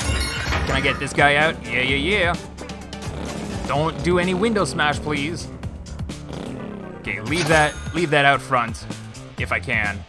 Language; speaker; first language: English; native; English